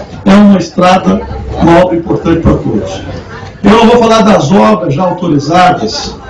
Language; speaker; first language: Portuguese; native; Portuguese